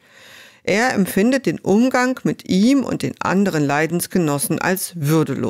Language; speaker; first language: German; native; German